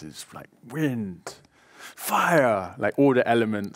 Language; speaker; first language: English; native; English